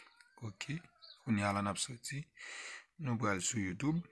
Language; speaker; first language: French; non-native, learner; Haitian Creole